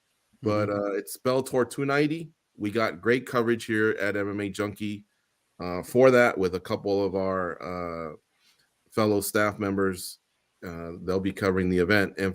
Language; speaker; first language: English; native; English